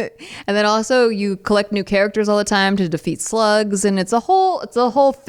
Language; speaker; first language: English; native; English